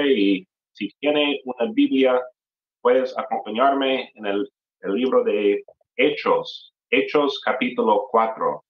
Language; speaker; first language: Spanish; non-native, fluent; English